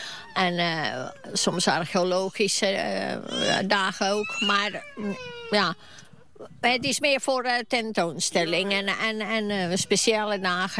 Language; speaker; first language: Dutch; non-native, fluent; Finnish